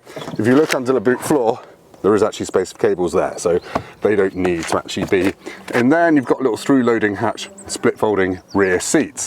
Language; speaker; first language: English; native; English